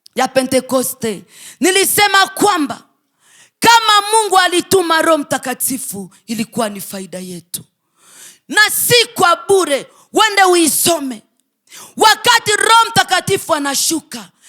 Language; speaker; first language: Swahili; native; Swahili